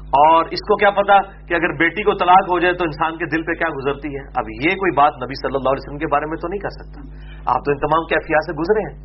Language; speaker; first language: Urdu; non-native, local second language; Punjabi